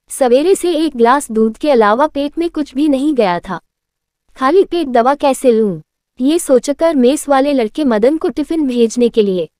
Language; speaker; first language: Hindi; native; Hindi